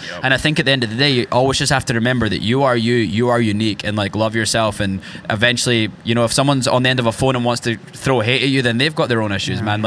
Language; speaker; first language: English; native; English